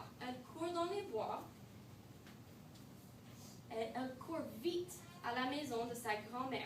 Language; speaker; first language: French; non-native, fluent; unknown